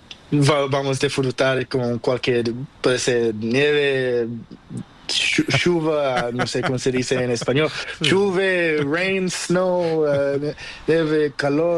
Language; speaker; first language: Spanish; non-native, learner; Portuguese